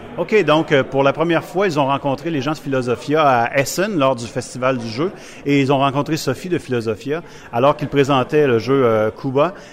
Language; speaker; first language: French; native; French